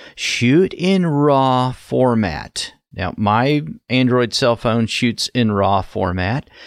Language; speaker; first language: English; native; English